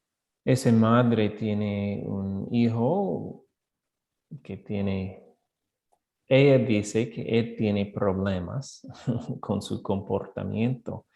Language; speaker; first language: Spanish; non-native, fluent; English